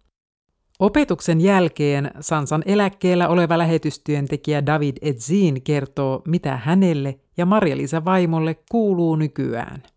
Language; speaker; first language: Finnish; native; Finnish